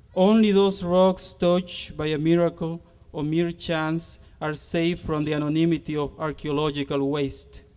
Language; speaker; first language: English; non-native, fluent; Spanish